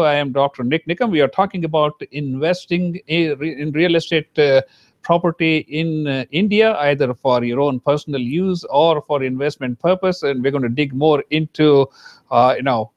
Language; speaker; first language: English; non-native, local second language; Kannada